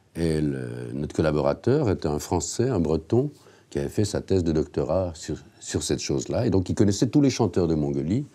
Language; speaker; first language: French; native; French